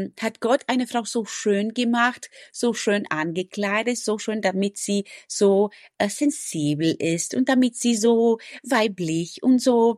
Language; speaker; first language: German; non-native, fluent; Romanian